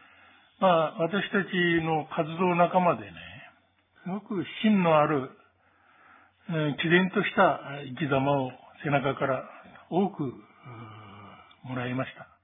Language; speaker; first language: Japanese; native; Japanese